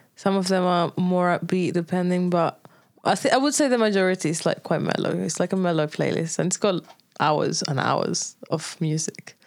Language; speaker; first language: English; non-native, fluent; Spanish